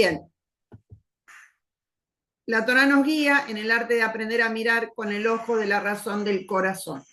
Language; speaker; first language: Spanish; native; Spanish